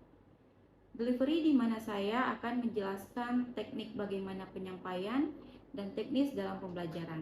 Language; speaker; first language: Indonesian; native; Indonesian